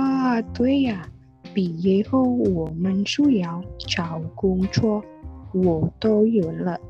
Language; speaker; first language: Chinese; non-native, learner; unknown